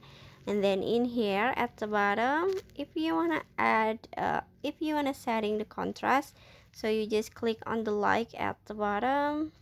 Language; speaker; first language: English; non-native, learner; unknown